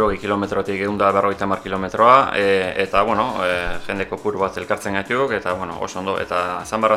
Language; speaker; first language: Basque; native; Basque